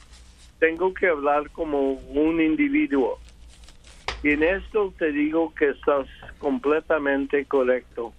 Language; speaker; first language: Spanish; early bilingual, other home language; English